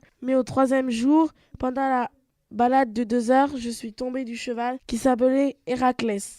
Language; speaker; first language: French; native; French